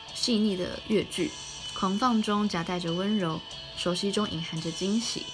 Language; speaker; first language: Chinese; non-native, local second language; Min Nan Chinese